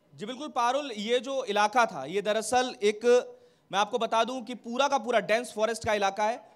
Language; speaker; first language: Hindi; native; Hindi